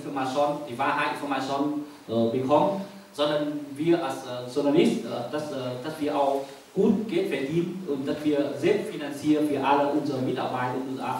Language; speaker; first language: German; non-native, learner; Vietnamese